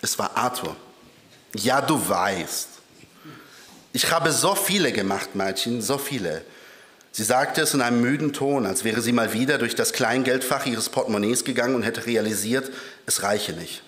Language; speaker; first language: German; early bilingual, other home language; Polish